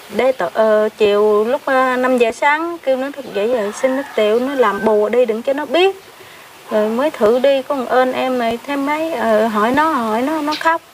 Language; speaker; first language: Vietnamese; non-native, local second language; Khmer